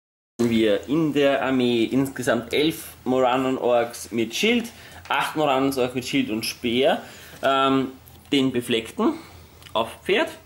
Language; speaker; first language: German; native; German